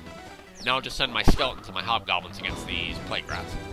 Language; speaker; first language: English; native; English